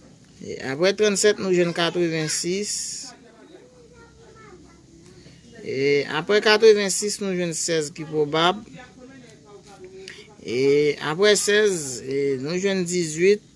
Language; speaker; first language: French; non-native, local second language; Haitian Creole